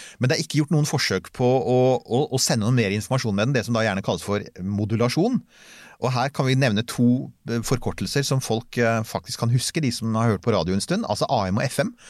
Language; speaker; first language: Norwegian; native; Norwegian